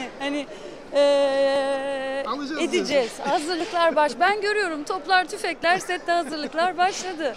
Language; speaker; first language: Turkish; native; Turkish